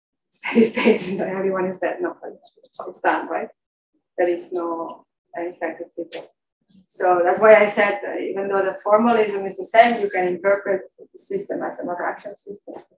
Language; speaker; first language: English; non-native, fluent; Catalan